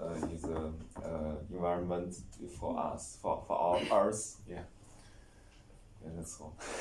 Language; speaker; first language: English; non-native, learner; Chinese